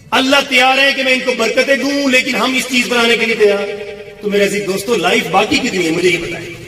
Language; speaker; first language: Urdu; non-native, local second language; Punjabi